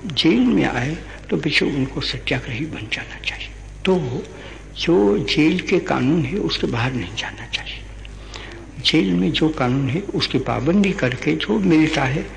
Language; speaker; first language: Hindi; non-native, local second language; Gujarati